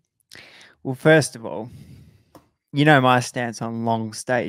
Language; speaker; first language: English; native; English